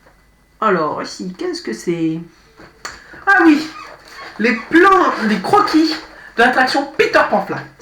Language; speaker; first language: French; native; French